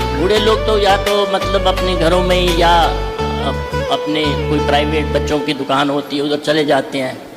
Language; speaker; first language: Hindi; native; Hindi